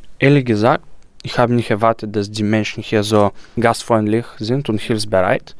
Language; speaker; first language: German; non-native, fluent; Bulgarian